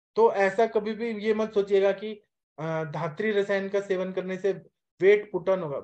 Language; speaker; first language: Hindi; native; Hindi